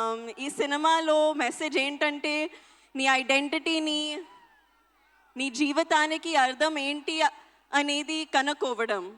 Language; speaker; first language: Telugu; non-native, local second language; Hindi